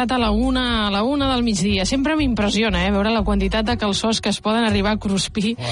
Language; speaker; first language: Catalan; native; Catalan